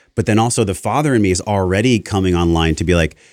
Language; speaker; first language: English; early bilingual, other home language; Italian